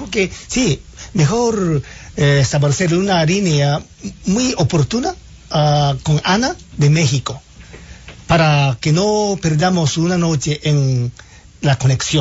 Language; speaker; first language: Spanish; non-native, fluent; Japanese